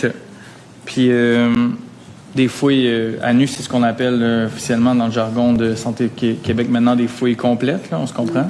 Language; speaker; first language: French; native; French